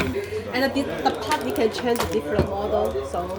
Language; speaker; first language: English; non-native, learner; Chinese